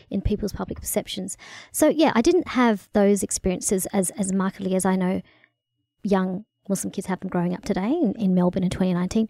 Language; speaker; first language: English; early bilingual, other home language; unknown